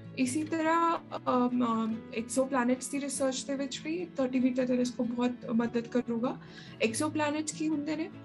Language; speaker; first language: Punjabi; non-native, local second language; Tamil